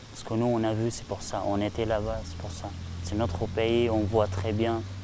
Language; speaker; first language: French; non-native, learner; Persian